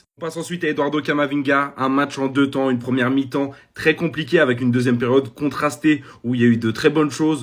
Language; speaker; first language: French; native; French